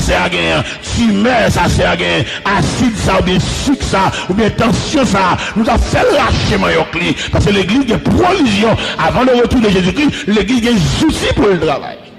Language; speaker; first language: French; non-native, local second language; Haitian Creole